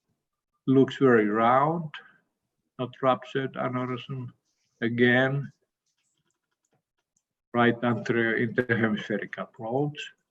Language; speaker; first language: English; non-native, fluent; Finnish